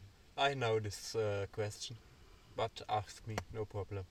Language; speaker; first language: English; non-native, learner; German